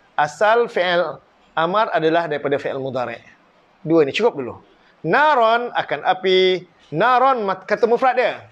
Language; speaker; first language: Malay; native; Malay